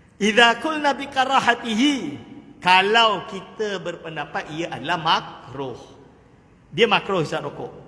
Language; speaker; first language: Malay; native; Malay